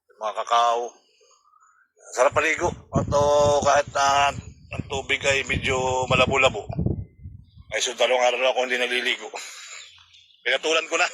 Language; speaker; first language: Filipino; native; Filipino